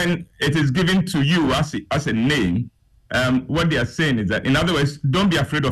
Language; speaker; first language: English; non-native, local second language; Akan